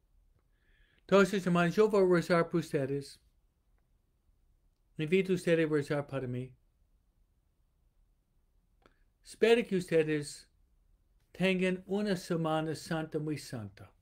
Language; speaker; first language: Spanish; non-native, fluent; English